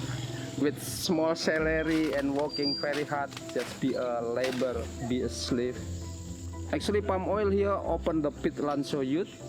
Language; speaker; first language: English; non-native, learner; Indonesian